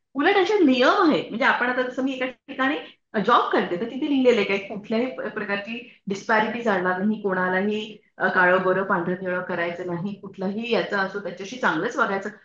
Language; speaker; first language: Marathi; native; Marathi